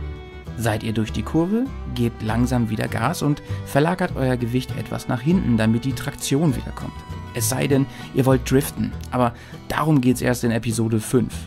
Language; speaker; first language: German; native; German